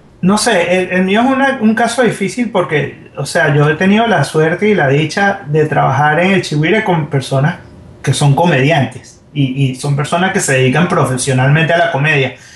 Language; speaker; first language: Spanish; native; Spanish